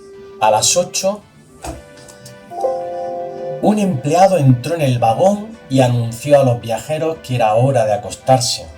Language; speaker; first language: Spanish; native; Spanish